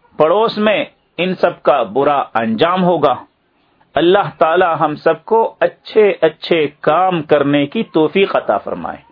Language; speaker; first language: Urdu; native; Urdu